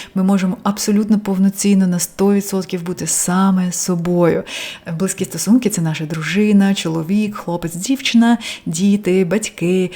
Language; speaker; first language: Ukrainian; non-native, local second language; Russian